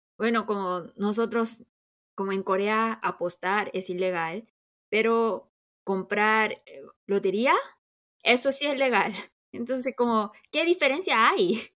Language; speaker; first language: Spanish; early bilingual, other home language; Korean